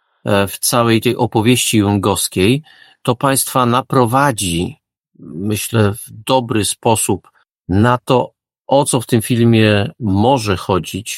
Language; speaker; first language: Polish; native; Polish